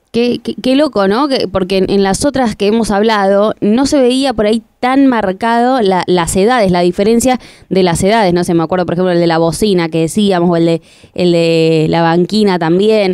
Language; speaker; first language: Spanish; native; Spanish